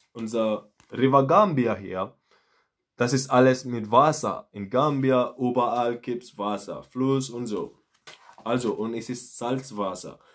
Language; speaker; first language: German; non-native, fluent; Mandingo